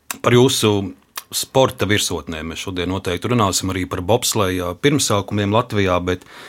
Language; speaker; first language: Latvian; native; Latvian